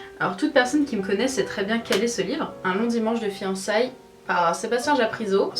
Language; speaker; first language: French; native; French